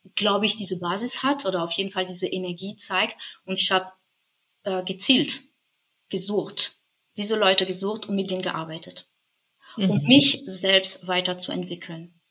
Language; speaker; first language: German; non-native, fluent; French